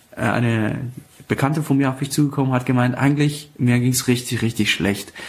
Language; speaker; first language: German; non-native, fluent; Persian